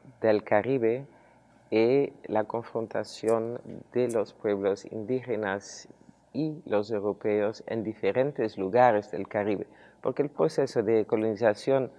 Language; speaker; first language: Spanish; non-native, fluent; Dutch